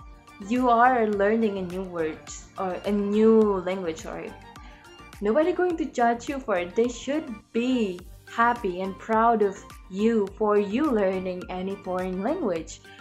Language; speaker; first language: English; non-native, learner; Indonesian